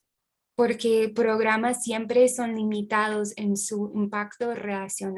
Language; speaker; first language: Spanish; non-native, fluent; English